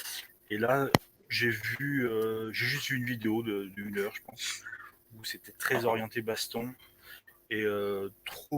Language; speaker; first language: French; native; French